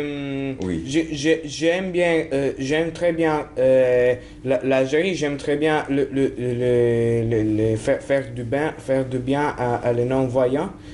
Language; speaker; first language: French; non-native, learner; Italian